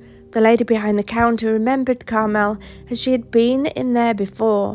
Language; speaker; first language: English; native; English